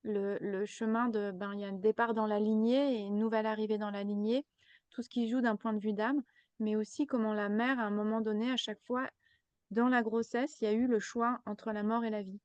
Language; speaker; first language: French; native; French